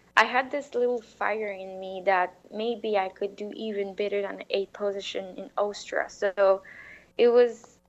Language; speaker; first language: English; non-native, fluent; French